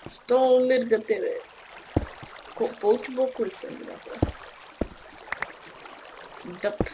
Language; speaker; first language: Bulgarian; native; Bulgarian